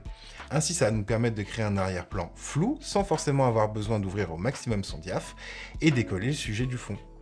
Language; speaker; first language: French; native; French